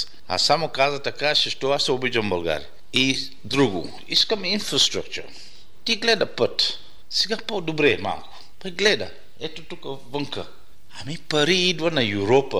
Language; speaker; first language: Bulgarian; non-native, learner; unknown